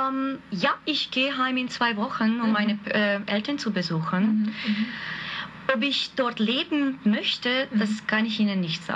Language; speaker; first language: German; non-native, fluent; Hungarian